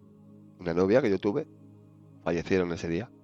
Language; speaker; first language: Spanish; native; Spanish